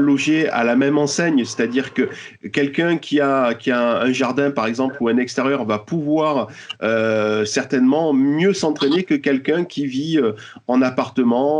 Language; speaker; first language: French; native; French